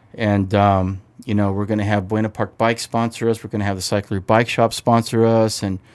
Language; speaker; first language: English; native; English